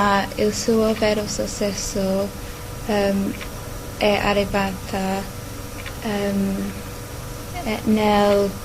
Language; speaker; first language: Italian; non-native, learner; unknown